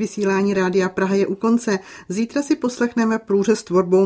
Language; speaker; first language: Czech; native; Czech